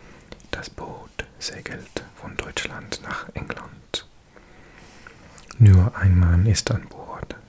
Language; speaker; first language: German; non-native, learner; English